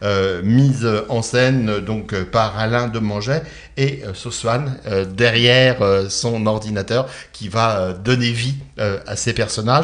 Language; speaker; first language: French; native; French